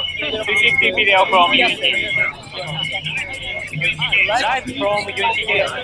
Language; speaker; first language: English; non-native, learner; Japanese